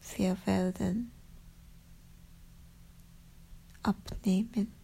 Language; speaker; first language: German; non-native, learner; Japanese